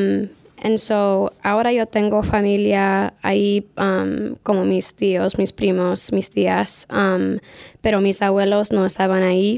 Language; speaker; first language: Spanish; early bilingual, heritage; Spanish